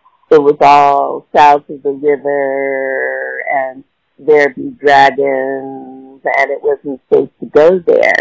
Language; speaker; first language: English; native; English